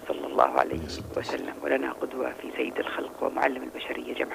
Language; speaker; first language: Arabic; native; Arabic